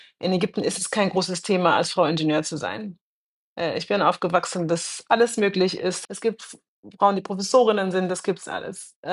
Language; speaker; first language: German; non-native, fluent; Arabic